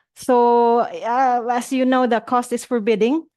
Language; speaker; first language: English; non-native, local second language; Cebuano